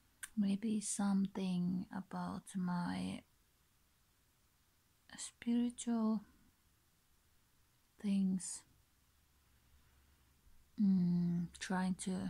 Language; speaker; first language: English; non-native, learner; Finnish